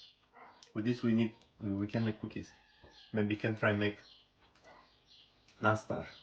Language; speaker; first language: English; non-native, learner; Romanian